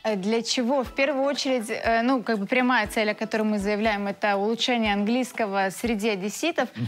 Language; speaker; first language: Russian; native; Russian